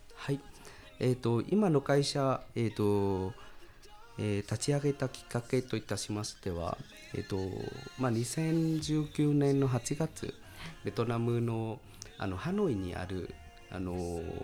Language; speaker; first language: Japanese; non-native, fluent; Vietnamese